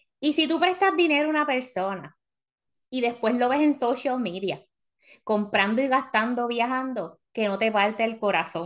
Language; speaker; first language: Spanish; early bilingual, heritage; Spanish